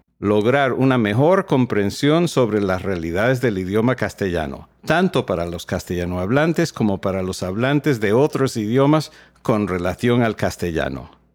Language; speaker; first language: Spanish; non-native, fluent; English